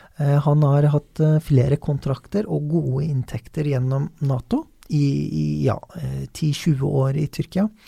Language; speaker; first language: Norwegian; non-native, fluent; Turkish